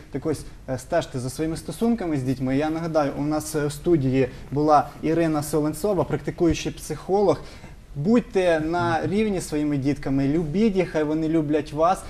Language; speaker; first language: Ukrainian; native; Ukrainian